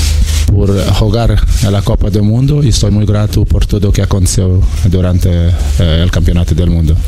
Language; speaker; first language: Spanish; non-native, learner; Portuguese